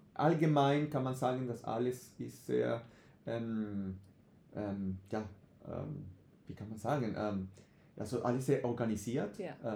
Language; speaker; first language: German; non-native, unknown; Spanish